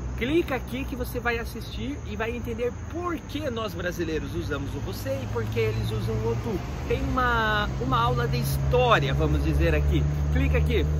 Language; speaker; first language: Portuguese; native; Portuguese